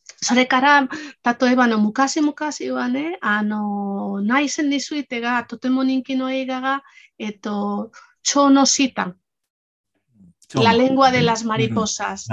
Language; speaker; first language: Japanese; non-native, fluent; Spanish